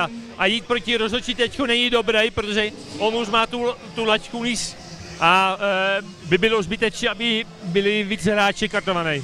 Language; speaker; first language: Czech; early bilingual, heritage; Czech